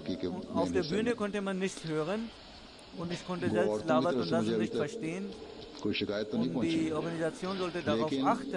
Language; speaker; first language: German; non-native, fluent; Urdu